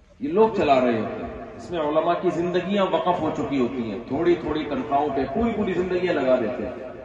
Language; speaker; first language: Urdu; native; Urdu